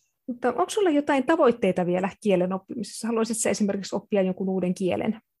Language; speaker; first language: Finnish; native; Finnish